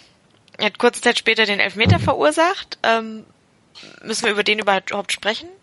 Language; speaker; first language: German; native; German